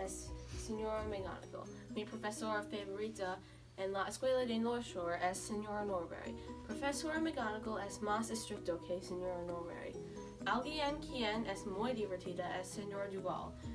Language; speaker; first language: Spanish; non-native, learner; English